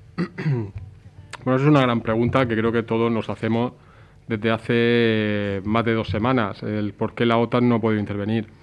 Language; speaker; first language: Spanish; native; Spanish